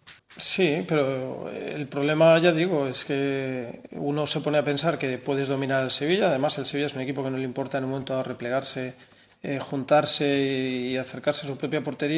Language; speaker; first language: Spanish; native; Spanish